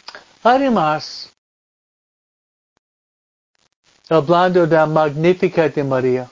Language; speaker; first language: Spanish; non-native, fluent; English